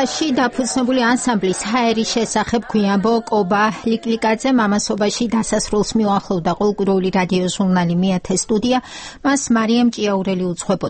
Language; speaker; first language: Georgian; native; Georgian